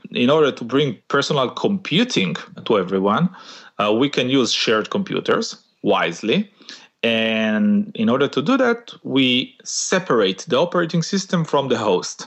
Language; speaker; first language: English; non-native, fluent; Hebrew